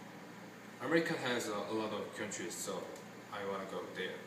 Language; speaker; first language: English; non-native, learner; Korean